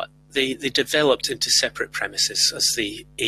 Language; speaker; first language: English; native; English